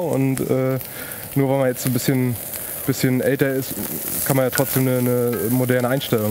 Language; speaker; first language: German; native; German